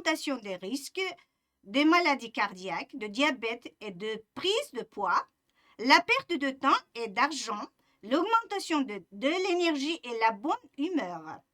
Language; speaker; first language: French; non-native, fluent; Uzbek